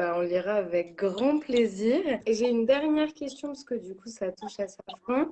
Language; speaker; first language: French; native; French